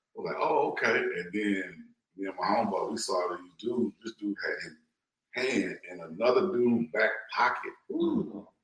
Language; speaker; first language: English; native; English